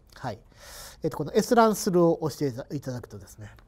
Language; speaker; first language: Japanese; native; Japanese